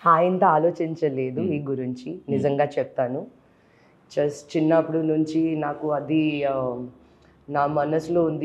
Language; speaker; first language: Telugu; non-native, learner; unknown